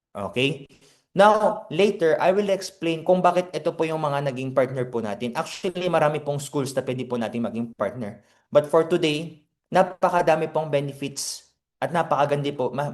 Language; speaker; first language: Filipino; non-native, fluent; Korean